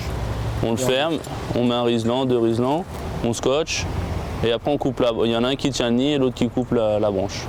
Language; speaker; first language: French; native; French